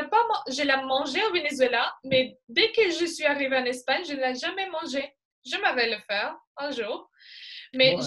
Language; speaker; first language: French; non-native, fluent; Spanish